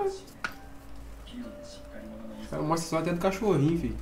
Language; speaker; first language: Portuguese; native; Portuguese